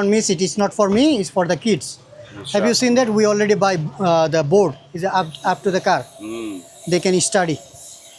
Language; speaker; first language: English; non-native, learner; Bangla